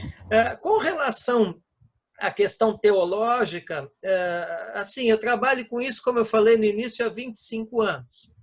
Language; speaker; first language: Portuguese; native; Portuguese